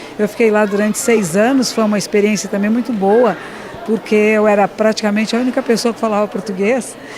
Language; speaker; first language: Portuguese; native; Portuguese